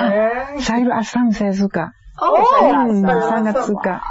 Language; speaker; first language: Indonesian; non-native, fluent; Japanese